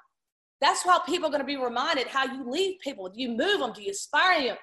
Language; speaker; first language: English; native; English